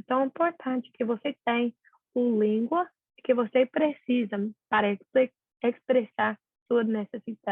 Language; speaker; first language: Portuguese; non-native, learner; English